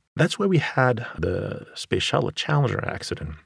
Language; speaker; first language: English; non-native, fluent; Arabic